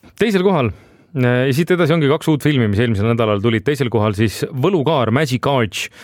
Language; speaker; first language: Estonian; native; Estonian